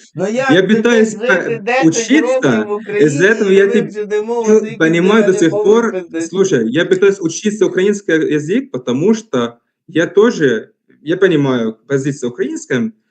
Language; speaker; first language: Russian; non-native, fluent; Arabic